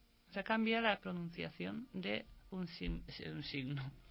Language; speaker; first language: Spanish; non-native, fluent; Japanese